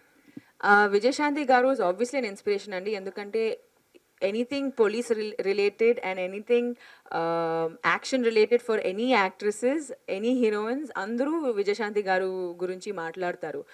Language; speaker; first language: Telugu; non-native, fluent; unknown